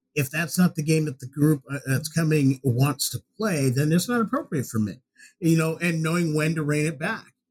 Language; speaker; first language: English; native; English